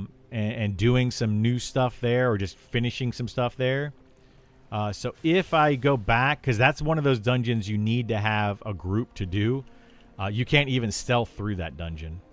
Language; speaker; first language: English; native; English